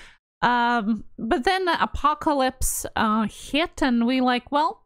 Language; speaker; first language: English; non-native, fluent; Latvian